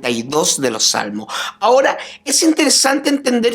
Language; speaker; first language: Spanish; native; Spanish